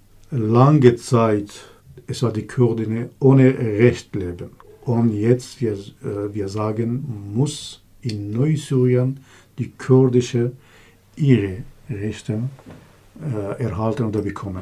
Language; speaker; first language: German; non-native, learner; Kurdish